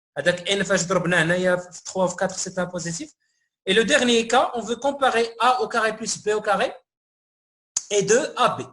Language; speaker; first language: French; non-native, local second language; Arabic